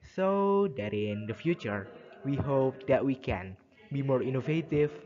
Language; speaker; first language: English; non-native, learner; Indonesian